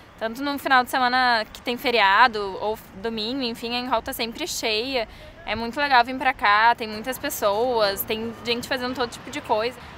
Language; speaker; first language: Portuguese; native; Portuguese